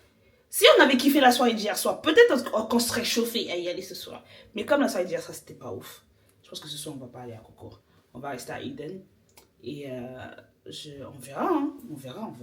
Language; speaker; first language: French; native; French